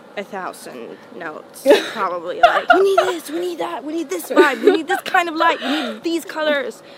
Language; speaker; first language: English; non-native, fluent; Swedish